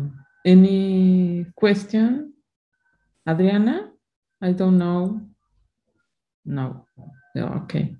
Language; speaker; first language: English; non-native, learner; Spanish